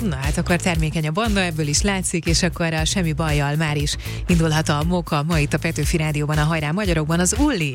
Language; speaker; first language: Hungarian; native; Hungarian